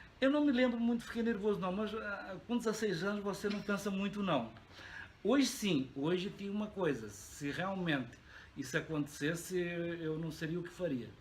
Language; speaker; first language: Portuguese; native; Portuguese